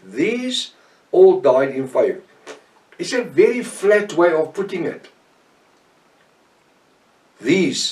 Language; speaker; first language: English; non-native, local second language; Afrikaans